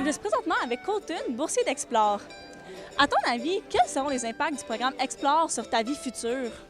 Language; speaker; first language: French; native; French